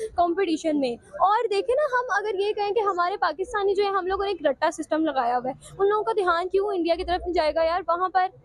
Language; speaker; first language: Urdu; native; Urdu